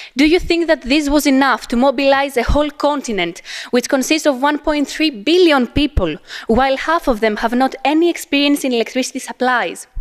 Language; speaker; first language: English; non-native, fluent; Arabic